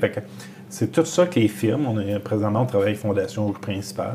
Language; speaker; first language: French; native; French